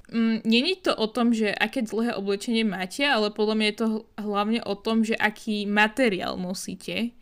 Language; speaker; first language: Slovak; non-native, fluent; Arabic